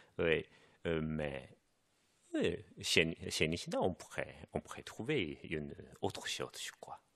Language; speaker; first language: French; non-native, fluent; Japanese